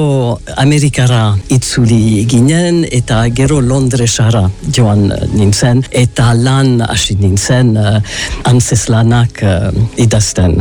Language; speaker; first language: Basque; early bilingual, heritage; English